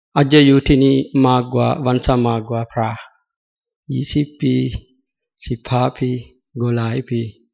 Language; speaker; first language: Thai; non-native, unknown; Sinhala